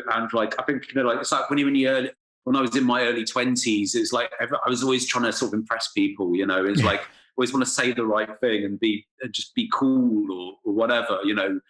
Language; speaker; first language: English; native; English